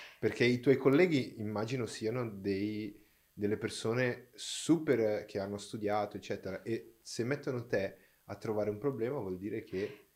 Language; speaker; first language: Italian; non-native, fluent; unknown